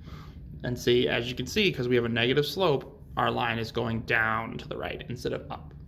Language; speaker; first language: English; native; English